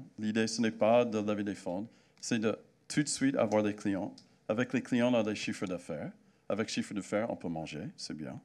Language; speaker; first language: French; non-native, fluent; English